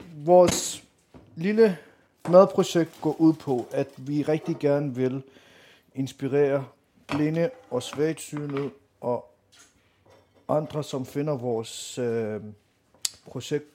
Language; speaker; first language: Danish; early bilingual, other home language; Arabic